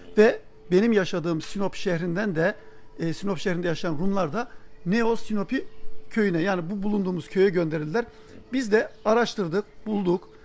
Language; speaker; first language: Turkish; native; Turkish